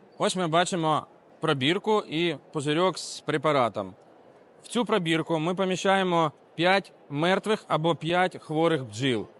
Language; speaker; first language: Ukrainian; native; Ukrainian